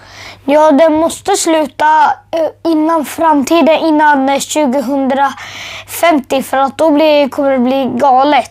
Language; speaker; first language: Swedish; early bilingual, other home language; Urdu